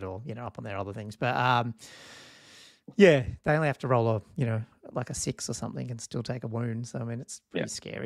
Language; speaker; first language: English; native; English